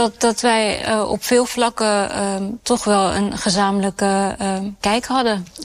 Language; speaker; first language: Dutch; early bilingual, other home language; Urdu